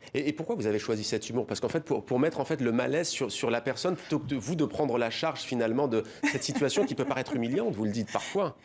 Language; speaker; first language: French; native; French